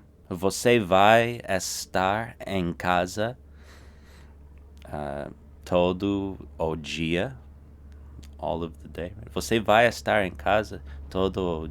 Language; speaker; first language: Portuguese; non-native, fluent; English